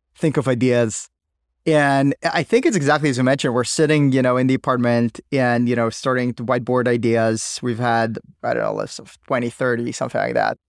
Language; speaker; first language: English; non-native, fluent; Hebrew